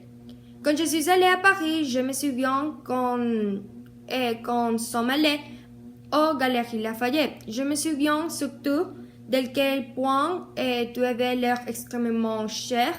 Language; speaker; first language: French; non-native, learner; Spanish